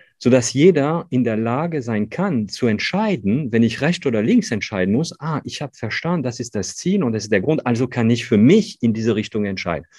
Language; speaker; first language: German; non-native, fluent; French